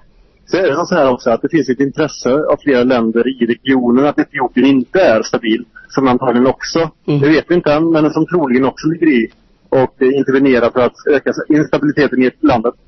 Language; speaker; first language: Swedish; native; Swedish